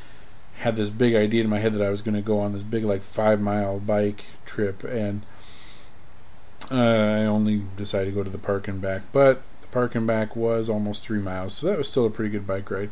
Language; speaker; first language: English; native; English